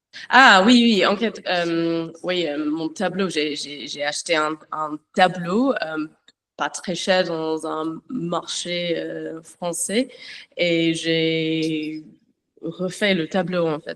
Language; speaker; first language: French; non-native, learner; English